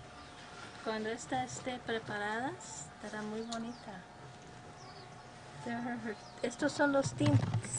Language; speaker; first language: Spanish; non-native, fluent; English